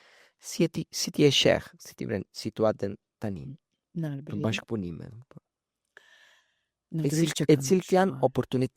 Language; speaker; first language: Albanian; early bilingual, heritage; Albanian